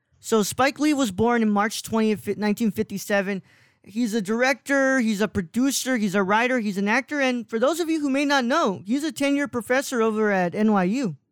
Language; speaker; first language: English; native; English